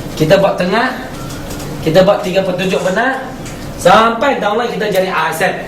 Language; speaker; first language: Malay; non-native, local second language; Chinese